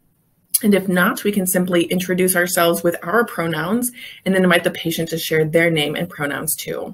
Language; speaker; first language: English; native; English